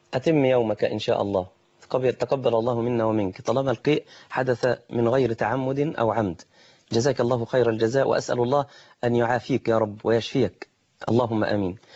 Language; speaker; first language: Arabic; native; Arabic